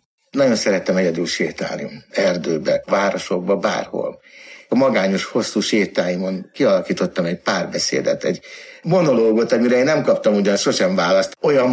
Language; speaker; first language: Hungarian; native; Hungarian